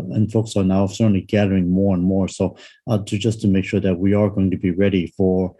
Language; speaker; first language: English; non-native, local second language; Cantonese